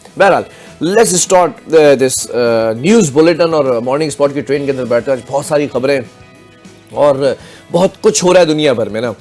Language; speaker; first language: Urdu; native; Urdu